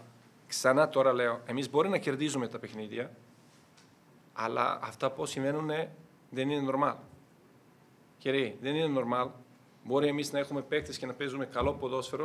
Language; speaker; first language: Greek; non-native, fluent; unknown